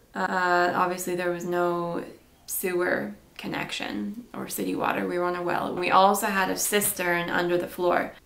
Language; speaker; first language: English; native; English